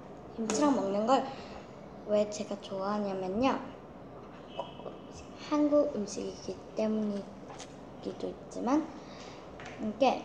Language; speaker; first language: Korean; early bilingual, heritage; Korean